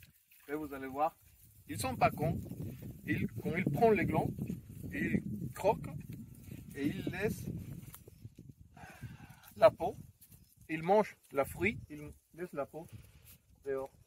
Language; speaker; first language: French; non-native, fluent; Spanish